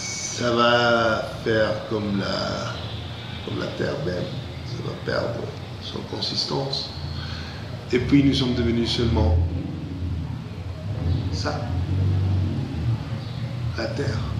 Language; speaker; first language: French; non-native, fluent; English